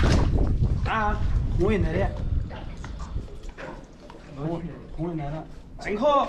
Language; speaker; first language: Chinese; native; Chinese